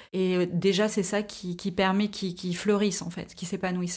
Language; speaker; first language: French; native; French